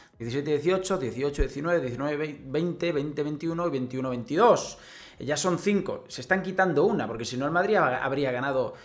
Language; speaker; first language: Spanish; native; Spanish